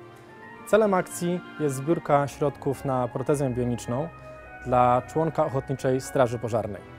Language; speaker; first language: Polish; native; Polish